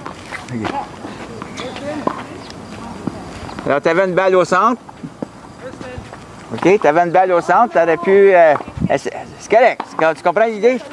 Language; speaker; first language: French; native; French